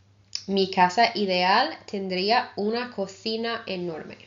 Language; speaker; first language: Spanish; non-native, fluent; English